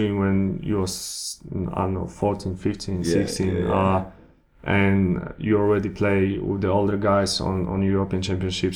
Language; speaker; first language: English; non-native, learner; Polish